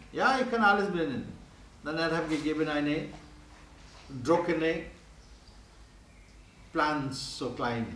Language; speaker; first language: German; non-native, learner; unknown